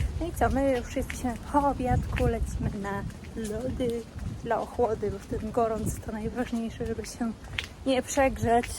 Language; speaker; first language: Polish; native; Polish